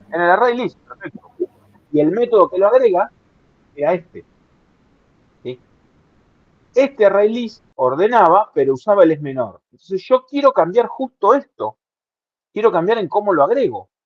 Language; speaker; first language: Spanish; native; Spanish